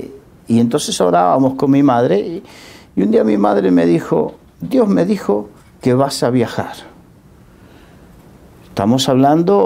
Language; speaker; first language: Spanish; native; Spanish